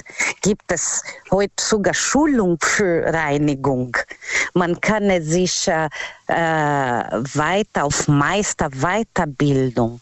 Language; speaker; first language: German; non-native, learner; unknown